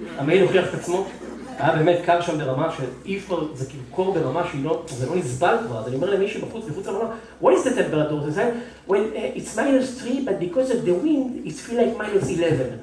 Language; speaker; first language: Hebrew; native; Hebrew